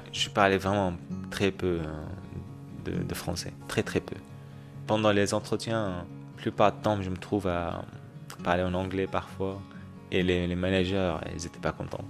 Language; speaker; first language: French; non-native, fluent; Arabic